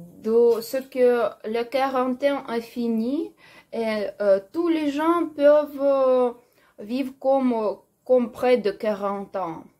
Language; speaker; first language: French; non-native, learner; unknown